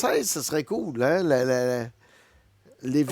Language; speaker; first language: French; native; French